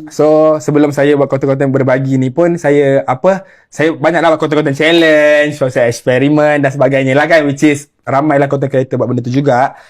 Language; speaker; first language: Malay; native; Malay